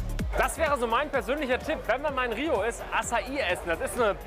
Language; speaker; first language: German; native; German